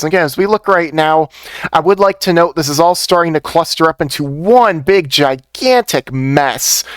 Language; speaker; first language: English; native; English